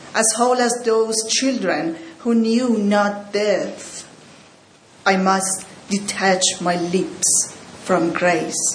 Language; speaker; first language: English; non-native, learner; Persian